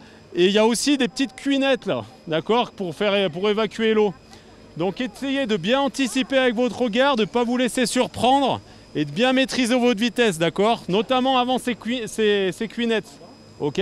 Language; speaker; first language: French; native; French